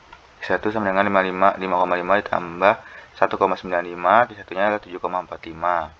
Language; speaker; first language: Indonesian; native; Indonesian